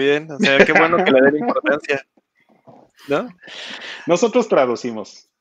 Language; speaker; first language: Spanish; native; Spanish